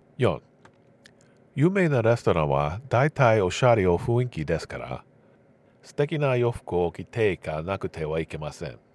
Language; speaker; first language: Japanese; non-native, learner; English